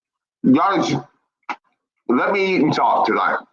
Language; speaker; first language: English; native; English